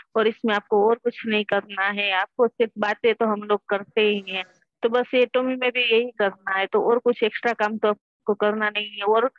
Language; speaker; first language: Hindi; non-native, local second language; Gujarati